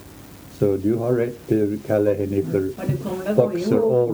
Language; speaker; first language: Swedish; early bilingual, heritage; Swedish